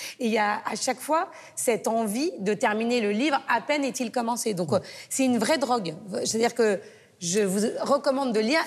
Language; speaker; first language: French; native; French